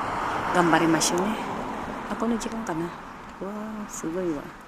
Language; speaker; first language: Japanese; non-native, learner; Filipino